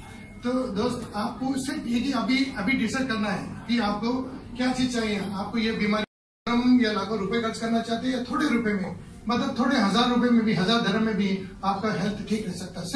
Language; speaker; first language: Hindi; native; Hindi